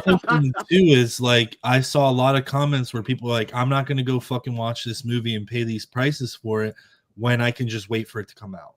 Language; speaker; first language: English; native; English